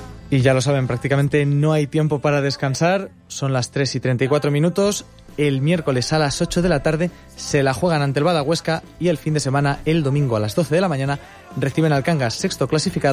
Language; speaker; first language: Spanish; native; Spanish